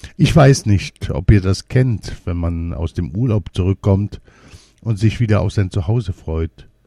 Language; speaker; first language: German; early bilingual, other home language; Polish